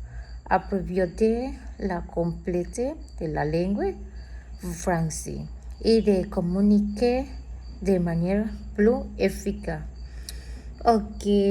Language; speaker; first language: French; non-native, learner; Spanish